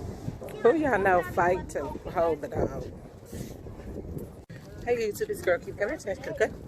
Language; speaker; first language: English; native; English